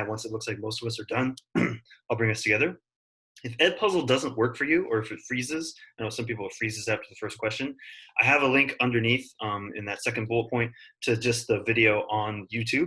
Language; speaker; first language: English; native; English